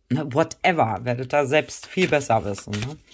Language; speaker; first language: German; native; German